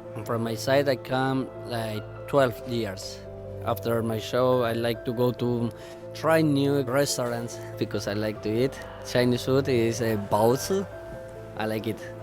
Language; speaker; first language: English; non-native, learner; Spanish